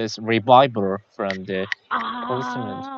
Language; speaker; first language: English; non-native, learner; Korean